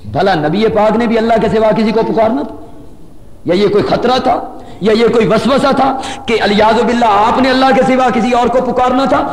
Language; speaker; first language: Urdu; non-native, local second language; Punjabi